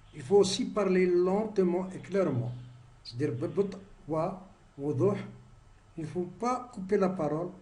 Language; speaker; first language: French; non-native, local second language; Arabic